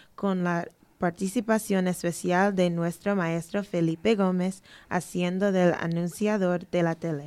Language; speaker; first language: Spanish; non-native, learner; English